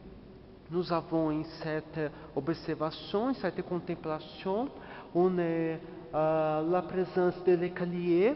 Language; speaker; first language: French; non-native, learner; Portuguese